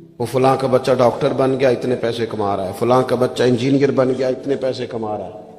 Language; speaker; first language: Urdu; non-native, local second language; Punjabi